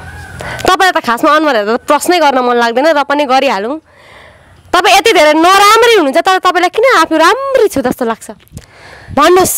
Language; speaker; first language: Nepali; native; Nepali